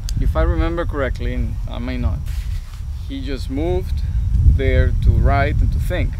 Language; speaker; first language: English; non-native, fluent; Spanish